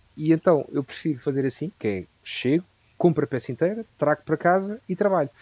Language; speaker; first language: Portuguese; native; Portuguese